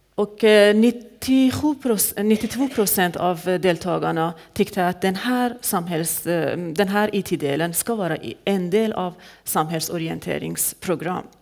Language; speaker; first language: Swedish; non-native, fluent; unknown